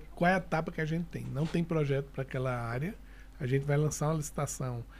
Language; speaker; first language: Portuguese; native; Portuguese